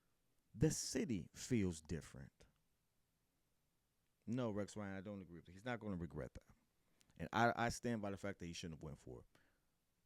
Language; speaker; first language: English; native; English